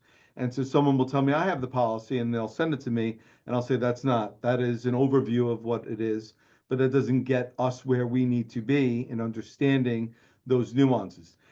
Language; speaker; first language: English; native; English